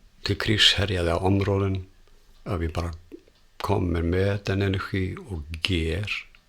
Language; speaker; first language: Swedish; non-native, fluent; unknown